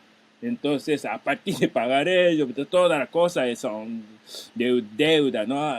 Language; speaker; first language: Spanish; non-native, fluent; Japanese